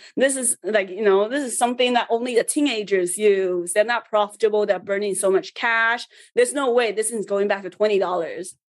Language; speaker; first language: English; early bilingual, other home language; Chinese